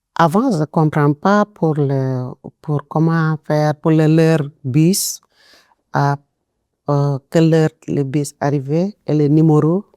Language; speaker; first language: French; non-native, local second language; Wolof